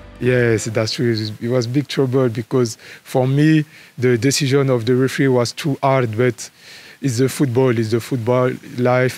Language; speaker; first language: English; non-native, learner; French